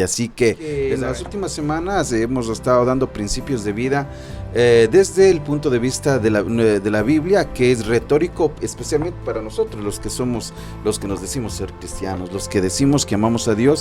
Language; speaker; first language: Spanish; native; Spanish